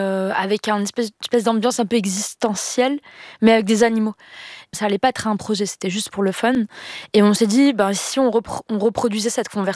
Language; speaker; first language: French; non-native, local second language; Arabic